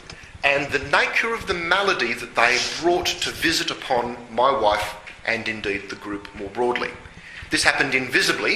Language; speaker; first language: English; native; English